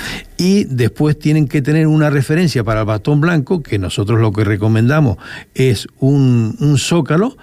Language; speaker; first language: Spanish; native; Spanish